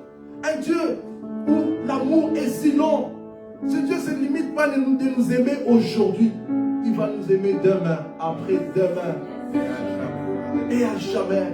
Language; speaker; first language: French; non-native, local second language; Lingala